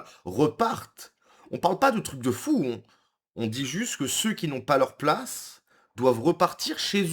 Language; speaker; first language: French; native; French